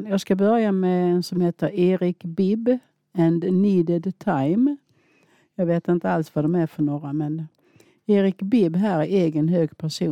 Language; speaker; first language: Swedish; native; Swedish